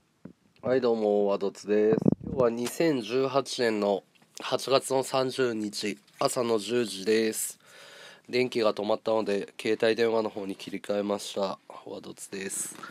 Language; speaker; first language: Japanese; native; Japanese